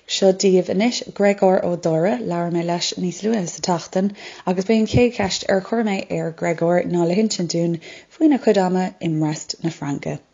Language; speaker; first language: Irish; non-native, local second language; English